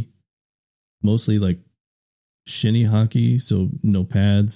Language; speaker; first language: English; native; English